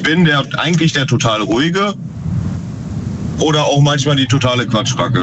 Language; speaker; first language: German; native; German